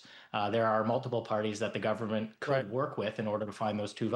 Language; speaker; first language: English; native; English